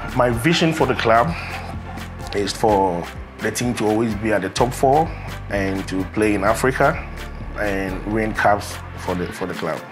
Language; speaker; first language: English; non-native, local second language; Akan